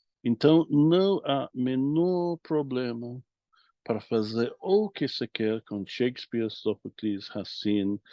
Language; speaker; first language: Portuguese; non-native, fluent; English